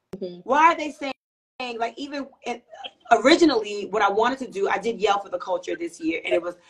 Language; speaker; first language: English; native; English